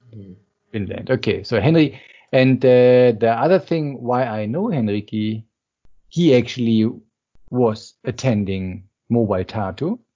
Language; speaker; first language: English; non-native, fluent; German